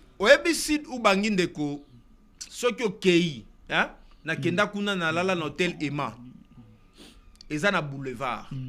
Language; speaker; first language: Lingala; non-native, local second language; Mongo